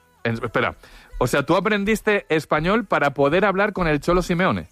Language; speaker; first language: Spanish; native; Spanish